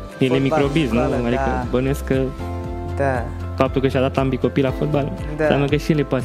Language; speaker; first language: Romanian; native; Romanian